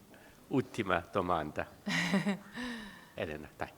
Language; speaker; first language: Italian; non-native, fluent; Chinese